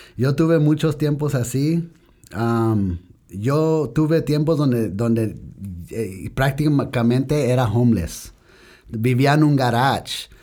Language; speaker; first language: Spanish; early bilingual, heritage; Spanish